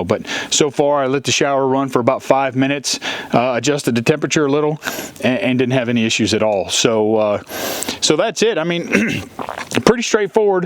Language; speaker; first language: English; native; English